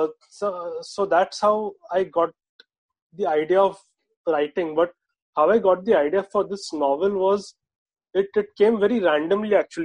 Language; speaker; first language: English; non-native, local second language; Marathi